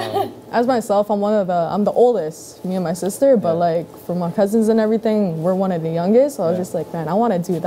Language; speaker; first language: English; early bilingual, other home language; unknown